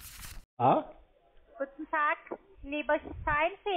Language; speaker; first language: German; non-native, learner; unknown